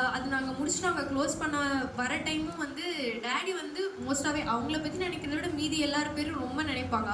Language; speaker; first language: Tamil; non-native, local second language; Telugu